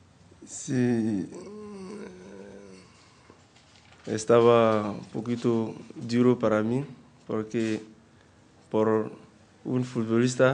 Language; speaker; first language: Spanish; non-native, learner; French